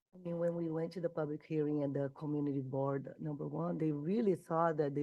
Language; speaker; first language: English; non-native, fluent; Portuguese